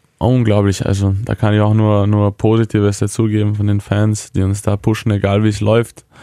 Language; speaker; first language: German; early bilingual, other home language; Croatian